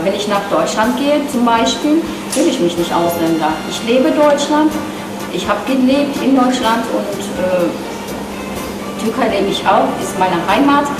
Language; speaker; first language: German; non-native, learner; Turkish